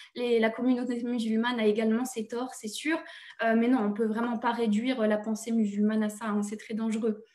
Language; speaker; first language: French; native; French